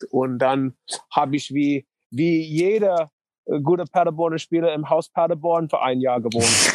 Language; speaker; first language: German; non-native, learner; English